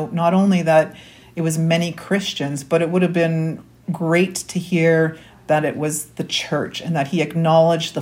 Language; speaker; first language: English; native; English